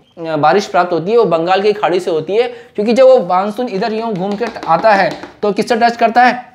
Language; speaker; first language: Hindi; native; Hindi